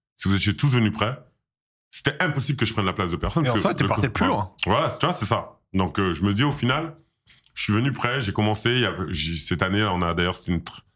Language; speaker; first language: French; native; French